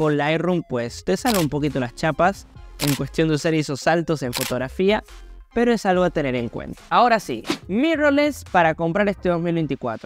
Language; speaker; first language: Spanish; native; Spanish